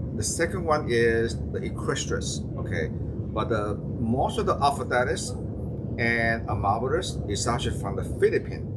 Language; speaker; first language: English; non-native, fluent; Chinese